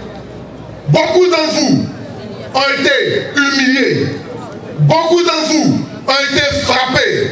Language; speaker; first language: French; native; French